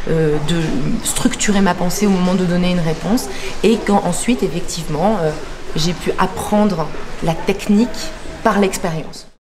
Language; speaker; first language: French; non-native, fluent; Spanish